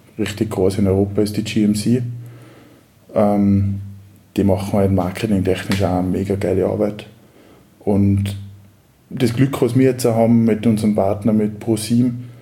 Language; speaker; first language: German; native; German